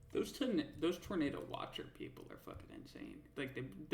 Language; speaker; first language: English; native; English